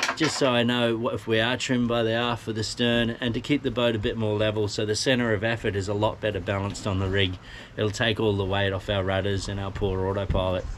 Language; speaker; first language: English; native; English